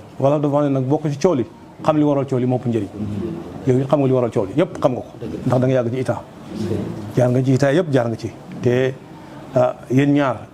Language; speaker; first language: Wolof; native; Wolof